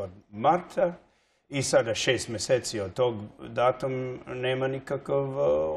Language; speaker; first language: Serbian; early bilingual, heritage; English